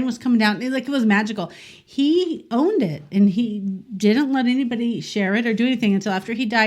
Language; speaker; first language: English; native; English